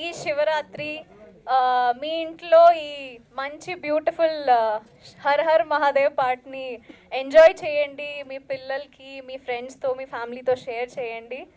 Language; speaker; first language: Telugu; non-native, local second language; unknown